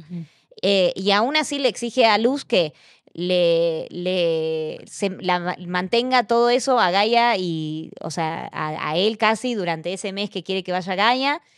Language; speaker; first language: Spanish; native; Spanish